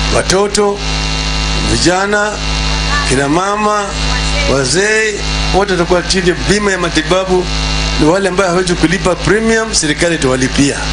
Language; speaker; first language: Swahili; non-native, local second language; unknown